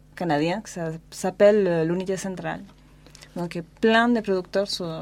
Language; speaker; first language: French; non-native, fluent; Spanish